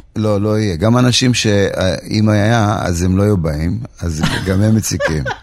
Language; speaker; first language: Hebrew; early bilingual, other home language; Polish